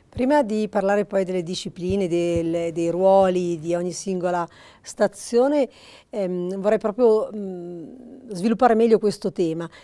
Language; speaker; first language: Italian; native; Italian